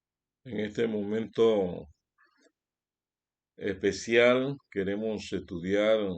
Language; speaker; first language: Spanish; native; Spanish